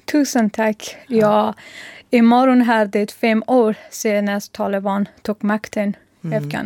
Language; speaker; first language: Swedish; non-native, learner; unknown